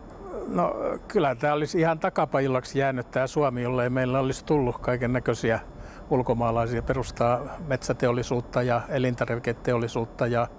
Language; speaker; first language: Finnish; native; Finnish